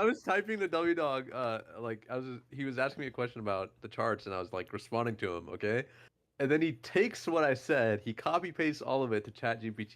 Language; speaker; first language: English; native; English